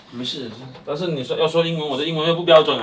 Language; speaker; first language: Chinese; native; Chinese